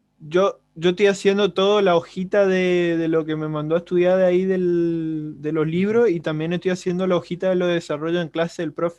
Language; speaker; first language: Spanish; native; Spanish